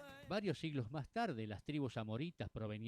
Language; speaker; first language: Spanish; native; Spanish